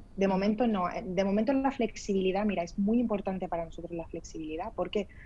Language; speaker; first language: Spanish; early bilingual, other home language; Arabic